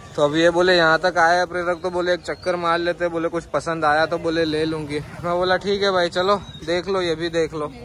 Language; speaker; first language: Hindi; non-native, local second language; Gujarati